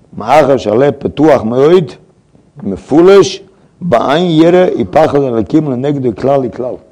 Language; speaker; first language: Hebrew; non-native, fluent; English